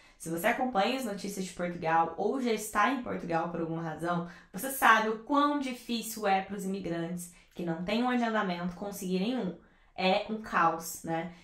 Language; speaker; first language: Portuguese; native; Portuguese